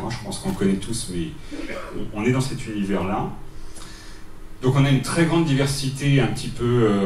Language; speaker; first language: French; native; French